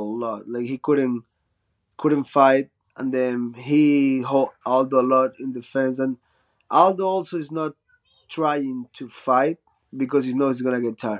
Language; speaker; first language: English; non-native, fluent; Spanish